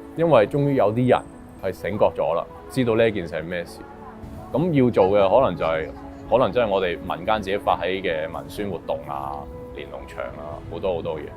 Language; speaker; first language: Cantonese; early bilingual, other home language; Urdu